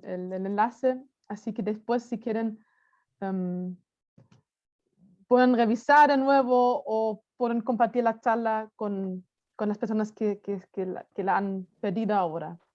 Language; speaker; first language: Spanish; non-native, fluent; German